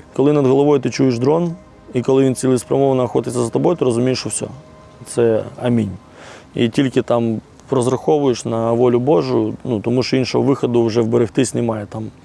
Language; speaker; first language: Ukrainian; native; Ukrainian